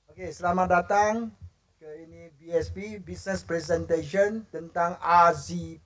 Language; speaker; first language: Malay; non-native, local second language; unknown